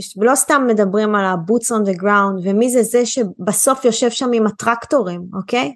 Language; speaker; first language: Hebrew; native; Hebrew